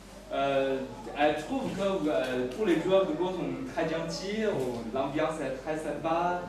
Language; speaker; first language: French; non-native, fluent; Chinese